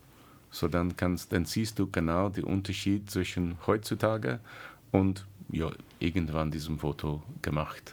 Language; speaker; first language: German; non-native, learner; English